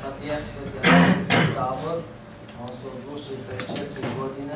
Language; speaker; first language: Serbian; non-native, learner; Arabic